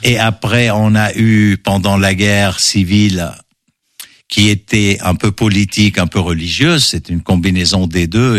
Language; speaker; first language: French; non-native, local second language; Arabic